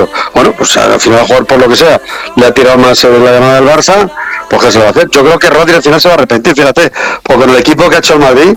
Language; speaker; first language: Spanish; native; Spanish